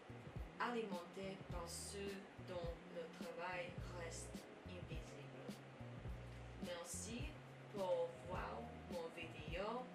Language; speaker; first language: French; non-native, learner; English